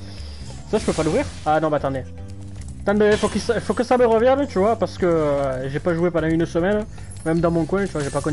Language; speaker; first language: French; native; French